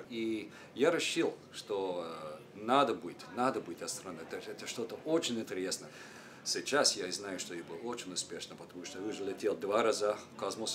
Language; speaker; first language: Russian; non-native, learner; English